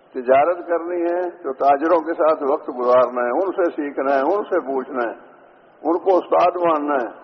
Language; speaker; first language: Urdu; native; Urdu